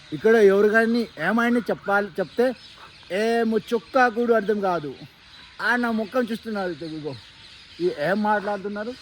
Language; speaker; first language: Telugu; non-native, local second language; Hindi